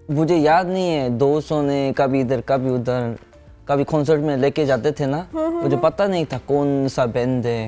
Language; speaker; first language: Hindi; non-native, learner; Korean